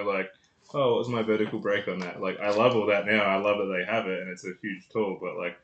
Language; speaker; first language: English; native; English